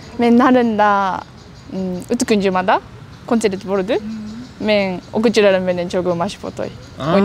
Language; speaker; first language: Kyrgyz; non-native, learner; Japanese